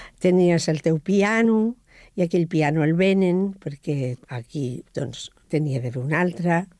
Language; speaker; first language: Catalan; non-native, local second language; Spanish